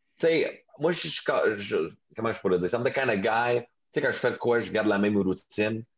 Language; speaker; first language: French; non-native, local second language; English